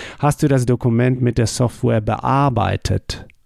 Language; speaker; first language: German; native; German